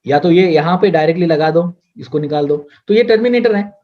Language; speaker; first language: Hindi; non-native, local second language; Marathi